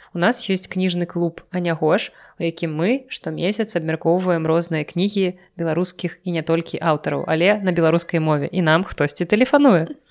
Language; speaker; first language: Belarusian; non-native, local second language; Russian